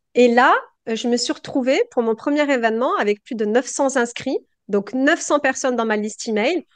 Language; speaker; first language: French; native; French